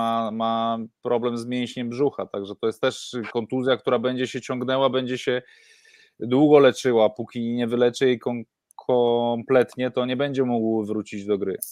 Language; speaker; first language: Polish; native; Polish